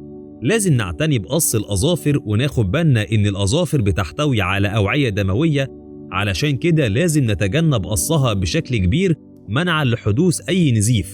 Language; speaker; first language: Arabic; native; Arabic